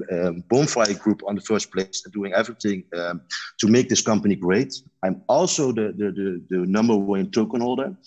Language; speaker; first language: English; non-native, learner; Dutch